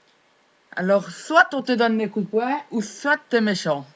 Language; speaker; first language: French; native; French